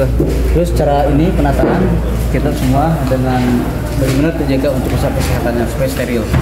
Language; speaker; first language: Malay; non-native, local second language; Sundanese